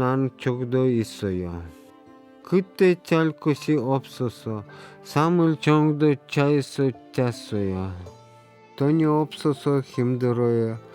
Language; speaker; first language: Korean; non-native, learner; Russian